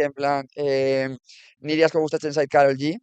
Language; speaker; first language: Basque; non-native, local second language; Spanish